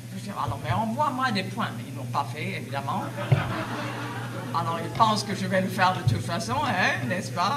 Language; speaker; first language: French; non-native, fluent; Swedish